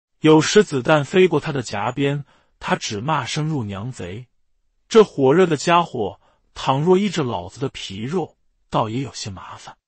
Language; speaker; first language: Chinese; native; Chinese